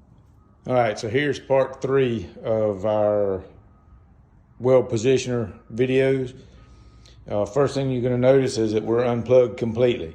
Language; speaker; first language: English; native; English